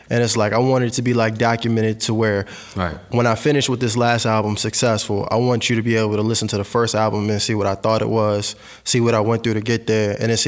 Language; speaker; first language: English; native; English